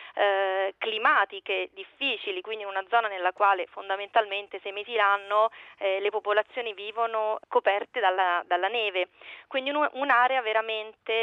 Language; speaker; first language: Italian; native; Italian